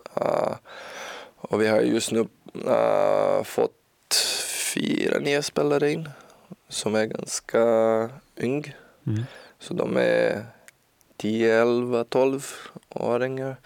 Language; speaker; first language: Swedish; non-native, learner; Portuguese